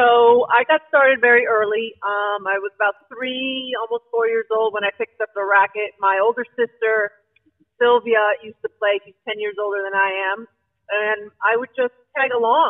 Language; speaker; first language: English; native; English